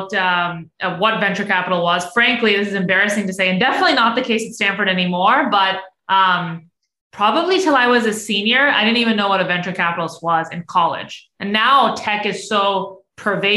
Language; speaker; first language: English; non-native, local second language; Urdu